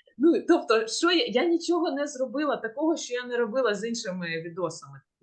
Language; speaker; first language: Ukrainian; native; Ukrainian